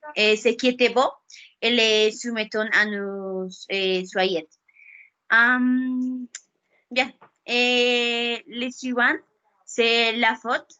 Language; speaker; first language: French; non-native, learner; Spanish